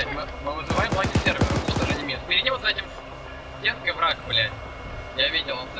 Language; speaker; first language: Russian; native; Russian